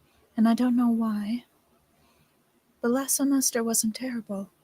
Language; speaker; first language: English; native; English